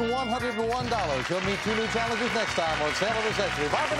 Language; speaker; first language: English; native; English